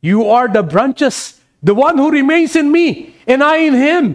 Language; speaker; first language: English; non-native, local second language; Filipino